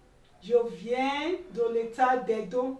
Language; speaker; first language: French; non-native, learner; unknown